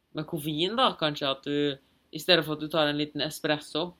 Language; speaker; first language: Norwegian; non-native, fluent; German